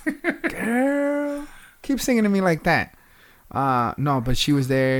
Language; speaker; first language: English; early bilingual, other home language; Spanish